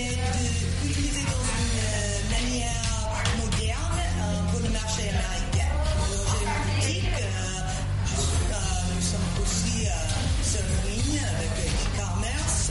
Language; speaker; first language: French; non-native, fluent; English